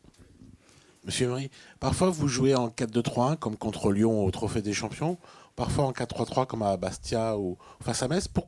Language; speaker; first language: French; native; French